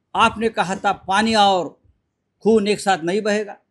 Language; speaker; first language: Hindi; non-native, local second language; Marathi